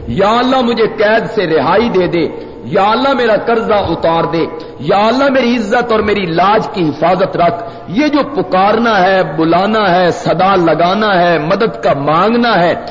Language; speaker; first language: Urdu; native; Urdu